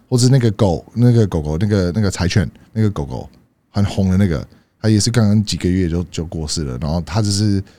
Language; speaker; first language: Chinese; non-native, fluent; English